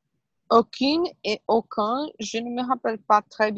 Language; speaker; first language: French; non-native, learner; Portuguese